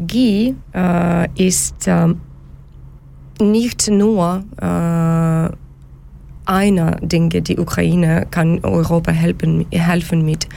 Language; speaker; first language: German; non-native, learner; Ukrainian